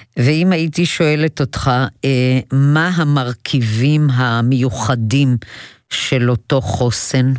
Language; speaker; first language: Hebrew; native; Hebrew